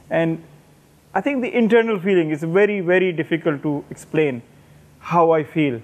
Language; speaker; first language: English; non-native, local second language; Urdu